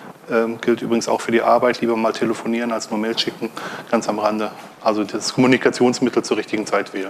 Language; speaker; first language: German; native; German